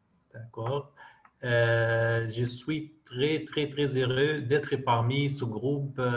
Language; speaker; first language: French; non-native, fluent; Arabic